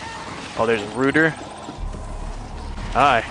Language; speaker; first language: English; native; English